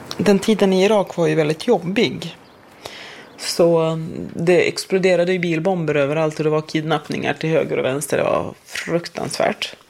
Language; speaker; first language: Swedish; non-native, fluent; Arabic